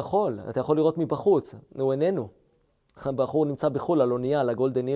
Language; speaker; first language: Hebrew; native; Hebrew